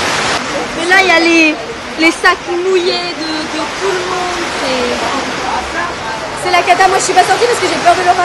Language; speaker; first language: French; native; French